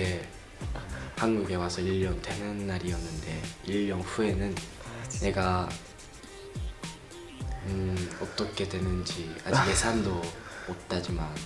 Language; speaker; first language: Korean; non-native, learner; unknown